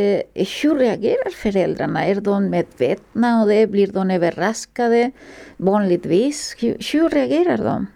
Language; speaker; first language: Swedish; non-native, fluent; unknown